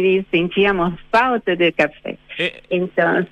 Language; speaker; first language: Spanish; non-native, fluent; Portuguese